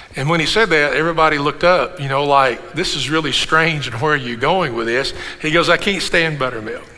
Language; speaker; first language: English; native; English